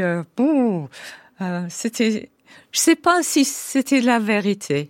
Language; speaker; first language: French; non-native, fluent; English